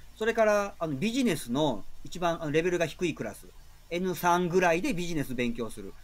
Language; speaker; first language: Japanese; native; Japanese